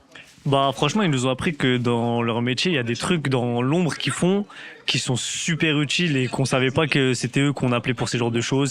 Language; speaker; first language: French; native; French